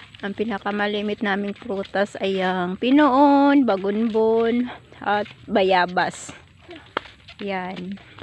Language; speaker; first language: Filipino; non-native, local second language; Cebuano